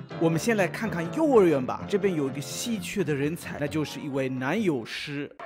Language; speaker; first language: Chinese; non-native, fluent; German